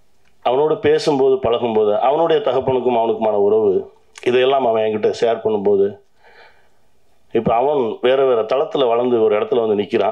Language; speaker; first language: Tamil; native; Tamil